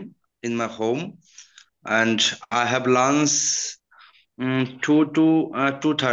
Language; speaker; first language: English; non-native, learner; Bangla